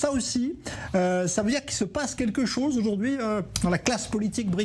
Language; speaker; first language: French; native; French